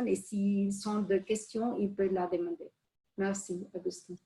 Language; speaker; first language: French; non-native, fluent; Spanish